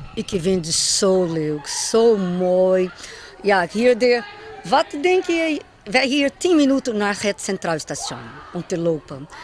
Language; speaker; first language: Dutch; non-native, learner; Portuguese